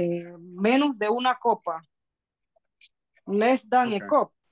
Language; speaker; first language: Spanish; native; Spanish